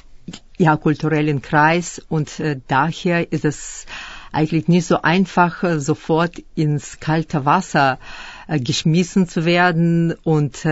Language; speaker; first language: German; early bilingual, other home language; Russian